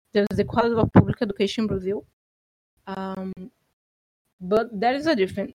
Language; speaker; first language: English; non-native, fluent; Portuguese